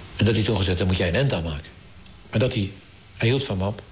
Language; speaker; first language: Dutch; native; Dutch